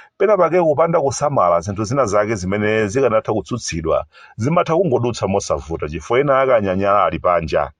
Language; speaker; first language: Nyanja; native; Nyanja